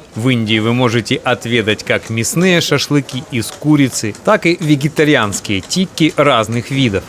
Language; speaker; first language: Russian; native; Russian